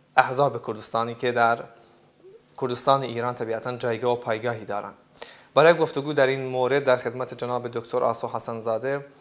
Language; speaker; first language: Persian; non-native, local second language; Central Kurdish